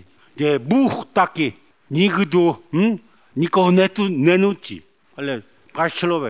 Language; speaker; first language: Czech; non-native, learner; Korean